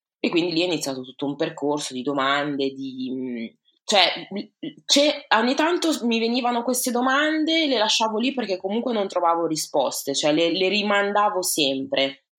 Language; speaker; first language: Italian; early bilingual, other home language; Akan